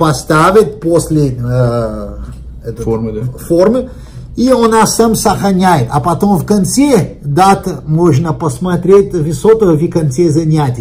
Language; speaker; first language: Russian; non-native, learner; Portuguese